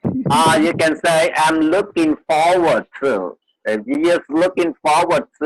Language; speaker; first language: English; non-native, fluent; Vietnamese